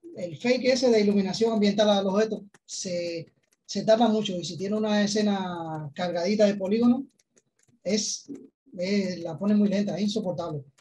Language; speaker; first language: Spanish; native; Spanish